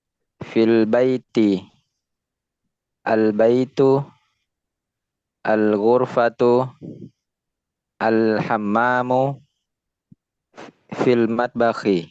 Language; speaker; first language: Arabic; non-native, learner; Indonesian